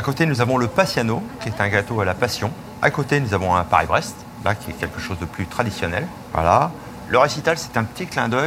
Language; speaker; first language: French; native; French